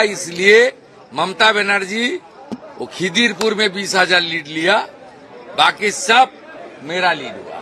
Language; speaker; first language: Hindi; non-native, local second language; Bangla